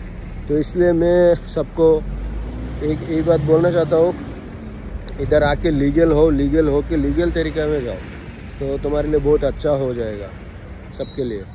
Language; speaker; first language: Hindi; non-native, learner; Bangla